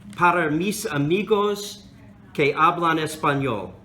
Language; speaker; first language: Spanish; non-native, learner; English